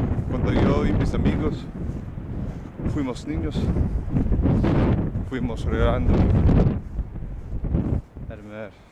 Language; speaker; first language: Spanish; non-native, learner; English